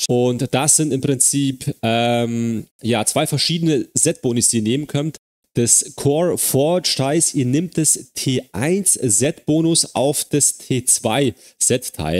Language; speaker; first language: German; native; German